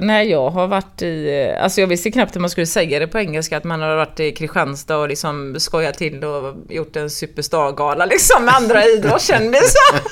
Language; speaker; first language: Swedish; native; Swedish